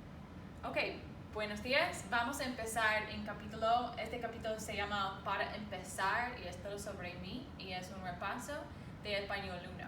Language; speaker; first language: Spanish; non-native, fluent; English